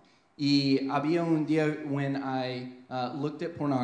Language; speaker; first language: Spanish; non-native, fluent; English